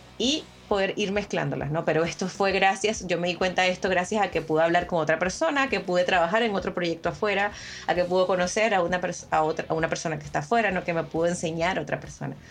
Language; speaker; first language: Spanish; native; Spanish